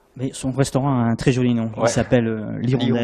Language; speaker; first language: French; native; French